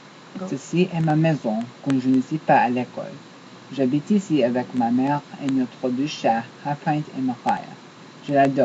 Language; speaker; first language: French; non-native, learner; English